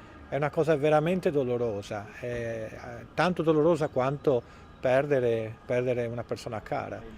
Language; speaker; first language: Italian; native; Italian